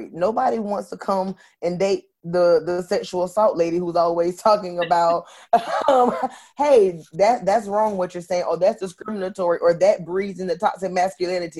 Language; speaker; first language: English; native; English